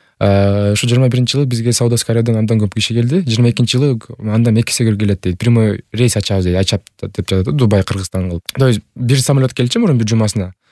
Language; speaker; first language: Kyrgyz; native; Kyrgyz